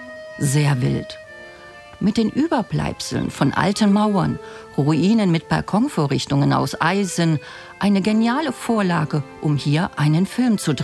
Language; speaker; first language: German; native; German